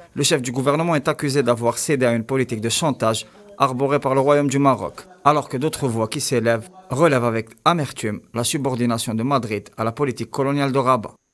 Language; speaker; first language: French; non-native, local second language; Arabic